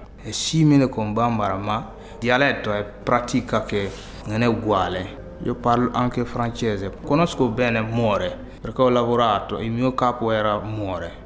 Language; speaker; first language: Italian; non-native, learner; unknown